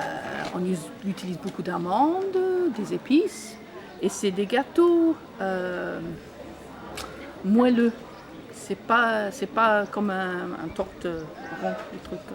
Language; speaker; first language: French; non-native, fluent; English